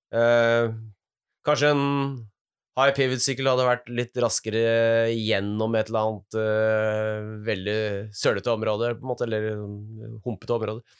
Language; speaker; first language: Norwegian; native; Norwegian